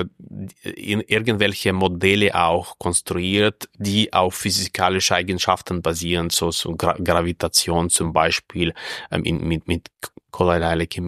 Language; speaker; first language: German; non-native, fluent; Russian